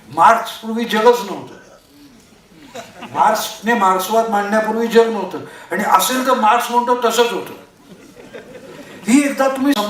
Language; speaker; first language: Marathi; non-native, local second language; Konkani